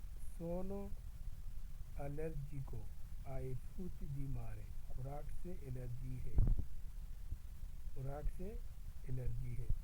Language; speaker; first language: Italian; non-native, learner; Urdu